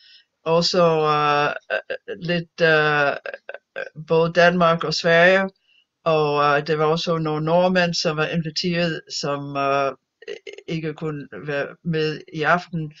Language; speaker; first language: Danish; non-native, fluent; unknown